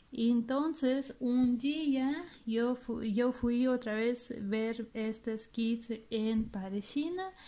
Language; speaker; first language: Spanish; non-native, fluent; Russian